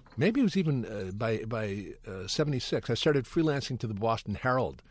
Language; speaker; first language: English; native; English